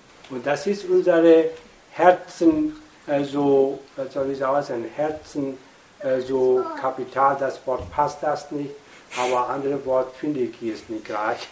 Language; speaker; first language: German; non-native, fluent; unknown